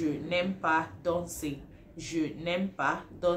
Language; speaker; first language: French; non-native, fluent; Igbo